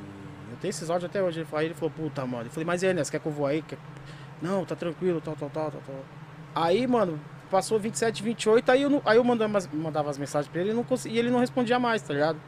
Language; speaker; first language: Portuguese; native; Portuguese